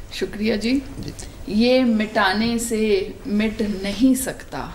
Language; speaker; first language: Hindi; native; Hindi